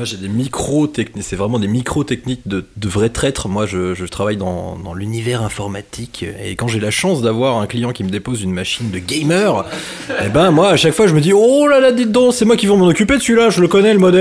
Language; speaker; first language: French; native; French